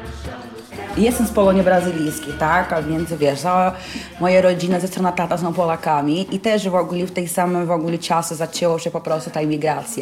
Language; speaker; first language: Polish; early bilingual, heritage; Portuguese